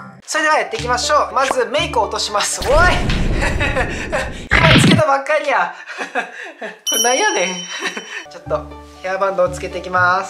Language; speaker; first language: Japanese; non-native, fluent; Korean